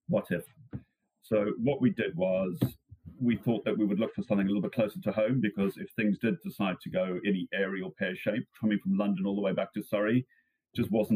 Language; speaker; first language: English; native; English